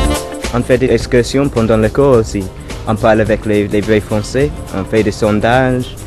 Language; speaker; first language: French; non-native, fluent; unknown